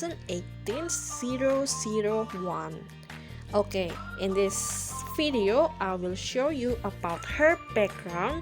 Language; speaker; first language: English; non-native, learner; Indonesian